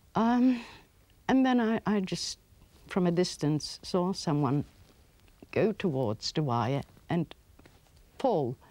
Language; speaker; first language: English; early bilingual, other home language; Polish